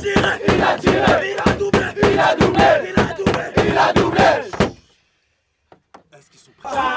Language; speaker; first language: French; native; French